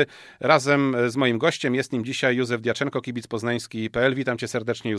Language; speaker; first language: Polish; native; Polish